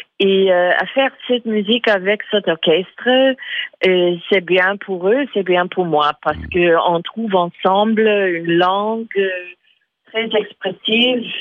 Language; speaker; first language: French; non-native, fluent; English